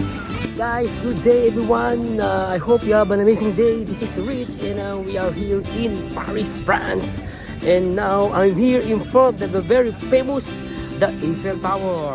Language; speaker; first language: English; non-native, local second language; Filipino